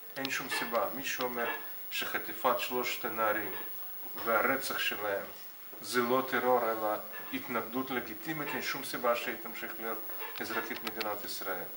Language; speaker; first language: Hebrew; non-native, fluent; Russian